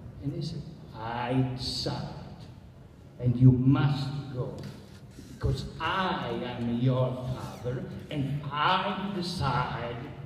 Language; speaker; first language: English; non-native, learner; Italian